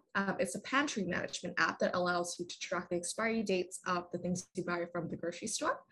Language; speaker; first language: English; non-native, fluent; Vietnamese